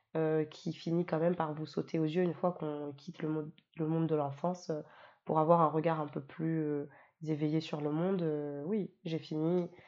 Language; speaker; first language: French; native; French